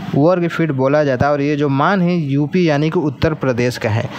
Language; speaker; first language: Hindi; native; Hindi